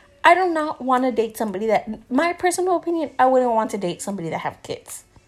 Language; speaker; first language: English; early bilingual, other home language; Spanish